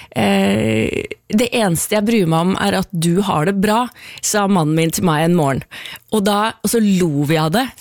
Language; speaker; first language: Norwegian; native; Norwegian